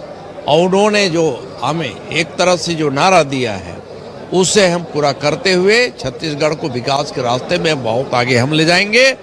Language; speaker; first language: Hindi; native; Hindi